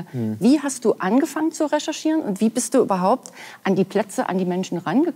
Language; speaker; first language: German; native; German